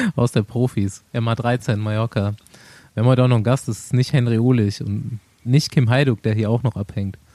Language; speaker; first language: German; native; German